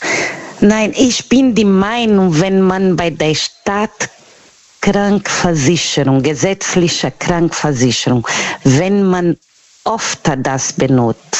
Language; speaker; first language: German; non-native, learner; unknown